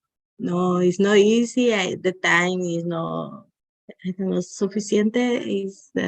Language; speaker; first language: English; non-native, learner; Spanish